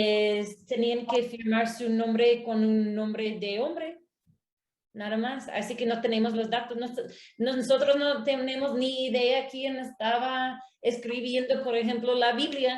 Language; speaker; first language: Spanish; non-native, learner; English